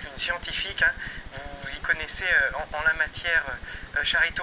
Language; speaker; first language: French; native; French